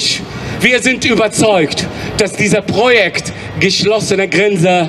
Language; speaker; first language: German; non-native, fluent; Arabic